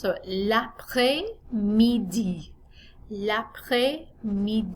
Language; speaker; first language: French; non-native, fluent; English